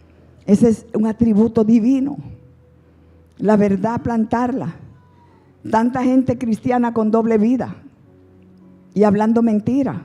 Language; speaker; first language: Spanish; native; Spanish